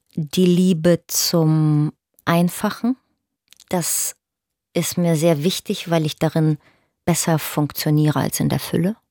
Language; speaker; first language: German; early bilingual, other home language; Russian